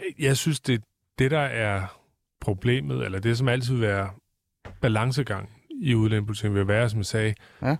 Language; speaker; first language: Danish; native; Danish